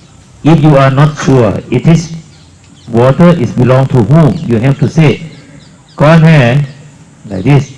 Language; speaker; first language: English; non-native, learner; Thai